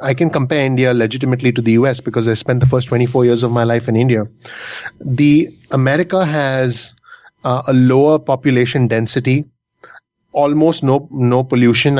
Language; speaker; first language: English; non-native, local second language; Hindi